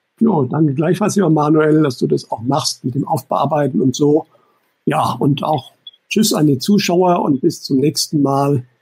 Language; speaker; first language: German; native; German